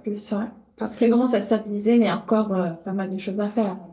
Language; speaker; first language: French; native; French